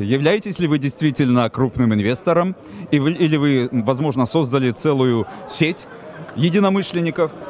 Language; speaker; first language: Russian; native; Russian